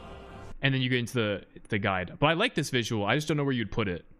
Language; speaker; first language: English; native; English